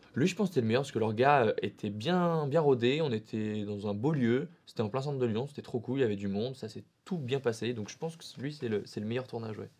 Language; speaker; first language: French; native; French